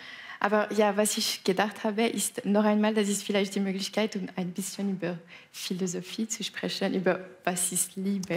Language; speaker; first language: German; non-native, local second language; French